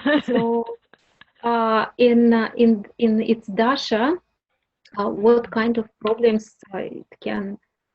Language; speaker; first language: English; non-native, learner; Russian